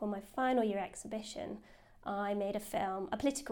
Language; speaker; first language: English; native; English